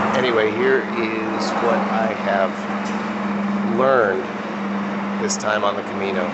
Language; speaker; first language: English; native; English